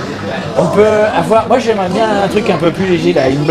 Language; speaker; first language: French; native; French